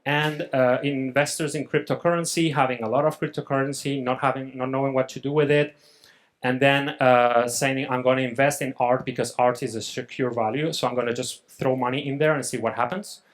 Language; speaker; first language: English; non-native, fluent; Catalan